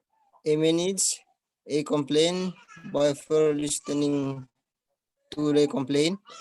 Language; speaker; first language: English; non-native, learner; Indonesian